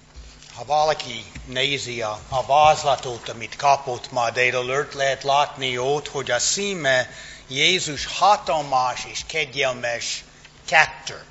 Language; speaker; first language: Hungarian; non-native, fluent; English